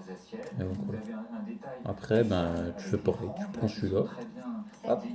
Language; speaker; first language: French; native; French